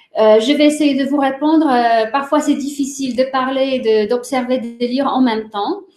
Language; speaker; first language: French; non-native, fluent; Polish